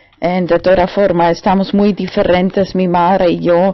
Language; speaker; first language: Spanish; non-native, learner; German